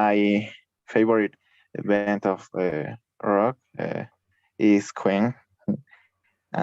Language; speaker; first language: English; non-native, learner; Spanish